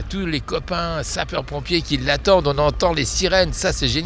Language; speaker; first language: French; native; French